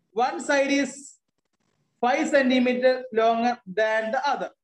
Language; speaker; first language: English; non-native, local second language; Malayalam